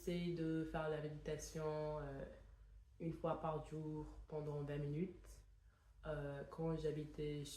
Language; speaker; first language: French; non-native, fluent; English